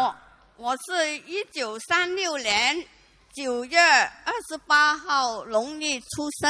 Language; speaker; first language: Chinese; non-native, local second language; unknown